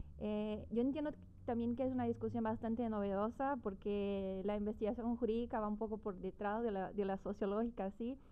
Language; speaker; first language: Spanish; non-native, fluent; Portuguese